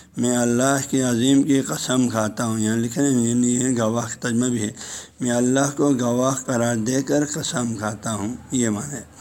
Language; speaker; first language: Urdu; non-native, local second language; Balti